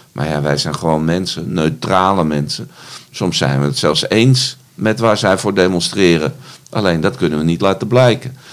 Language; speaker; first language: Dutch; native; Dutch